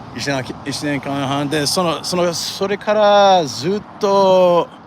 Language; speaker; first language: Japanese; non-native, learner; English